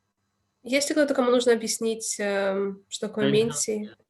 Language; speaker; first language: Russian; native; Russian